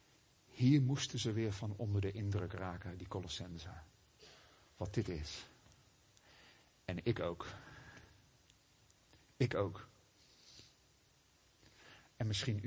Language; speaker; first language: Dutch; native; Dutch